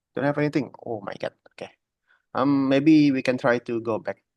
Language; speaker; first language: English; non-native, learner; Indonesian